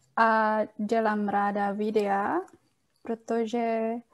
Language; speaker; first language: Czech; non-native, learner; Indonesian